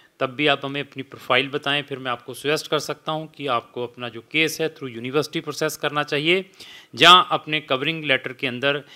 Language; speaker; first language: Hindi; native; Hindi